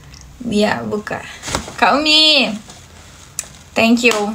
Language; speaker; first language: Indonesian; non-native, fluent; Turkish